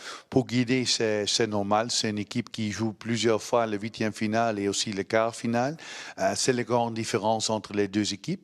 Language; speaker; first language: French; non-native, learner; Dutch